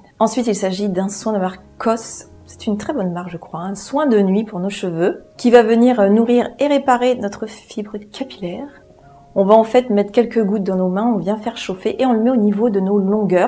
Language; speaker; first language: French; native; French